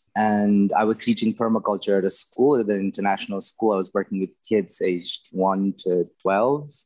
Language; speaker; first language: English; non-native, fluent; Romanian